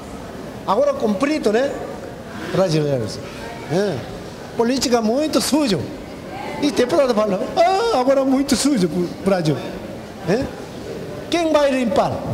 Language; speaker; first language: Portuguese; non-native, learner; Korean